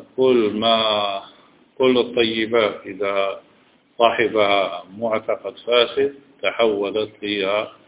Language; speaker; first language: Arabic; native; Arabic